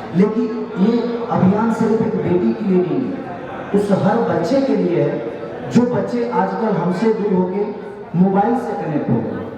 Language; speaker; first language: Hindi; native; Hindi